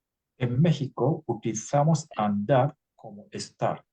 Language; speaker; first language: Spanish; non-native, learner; English